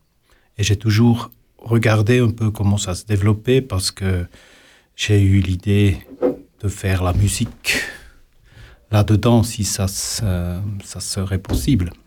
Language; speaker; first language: French; non-native, local second language; German